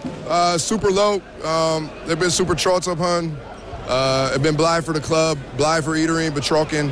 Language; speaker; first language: Dutch; non-native, learner; English